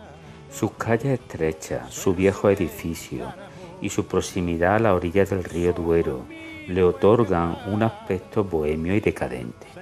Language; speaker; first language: Spanish; native; Spanish